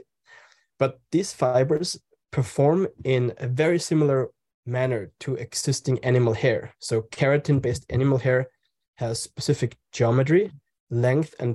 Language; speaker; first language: English; non-native, fluent; German